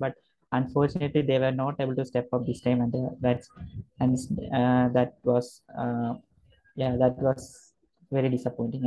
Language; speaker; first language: English; non-native, local second language; Malayalam